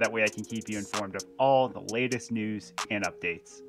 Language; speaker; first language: English; native; English